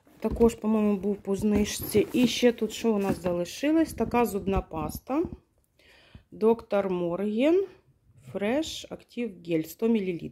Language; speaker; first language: Ukrainian; non-native, local second language; Russian